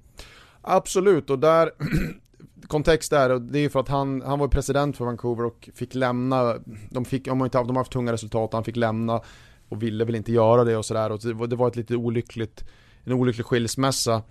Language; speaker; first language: Swedish; native; Swedish